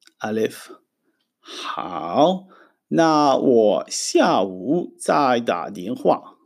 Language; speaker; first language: Chinese; non-native, fluent; Hebrew